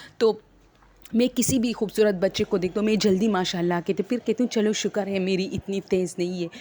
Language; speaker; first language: Urdu; non-native, local second language; Pashto